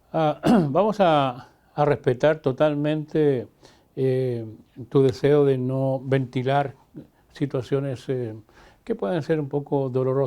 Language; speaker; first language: Spanish; native; Spanish